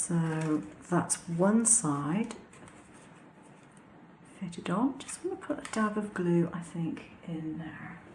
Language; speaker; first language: English; native; English